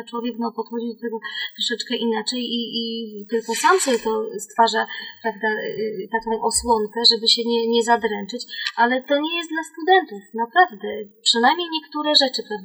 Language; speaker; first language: Polish; native; Polish